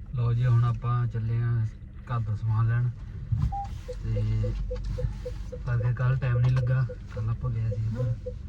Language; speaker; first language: Punjabi; native; Punjabi